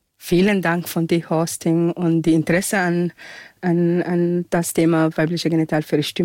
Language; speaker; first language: German; non-native, fluent; Arabic